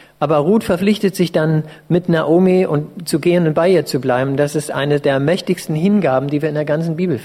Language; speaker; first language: German; native; German